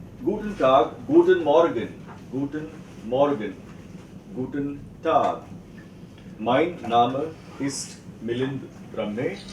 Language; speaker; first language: German; non-native, fluent; Marathi